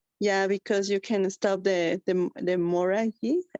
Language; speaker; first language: English; non-native, learner; Spanish